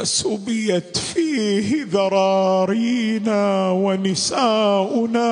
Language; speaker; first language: Arabic; native; Arabic